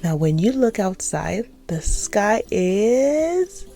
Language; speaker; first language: English; non-native, local second language; Yoruba